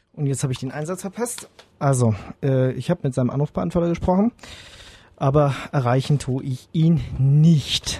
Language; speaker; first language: German; native; German